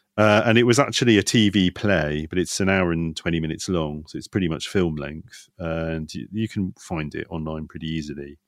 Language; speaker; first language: English; native; English